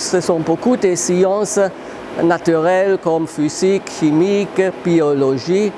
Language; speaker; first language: French; non-native, fluent; German